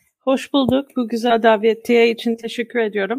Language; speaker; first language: Turkish; non-native, fluent; English